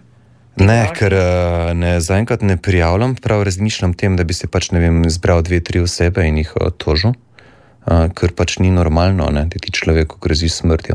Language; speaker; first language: Slovenian; native; Slovenian